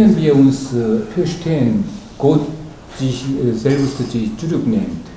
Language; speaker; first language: German; non-native, learner; Korean